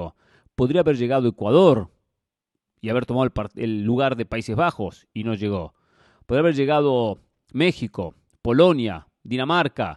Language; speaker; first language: Spanish; native; Spanish